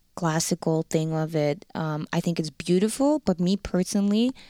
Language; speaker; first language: English; non-native, fluent; Dutch